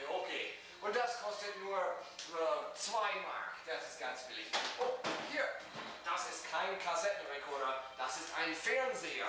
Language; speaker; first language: German; non-native, learner; English